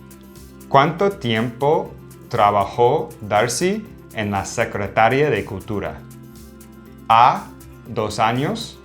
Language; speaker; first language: Spanish; non-native, fluent; English